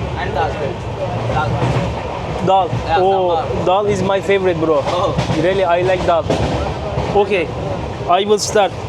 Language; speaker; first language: English; non-native, learner; Turkish